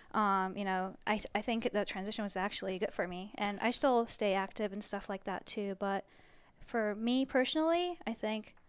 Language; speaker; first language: English; early bilingual, other home language; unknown